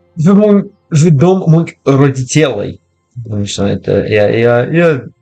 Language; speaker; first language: Russian; non-native, learner; English